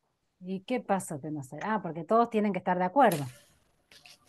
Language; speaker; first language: Spanish; native; Spanish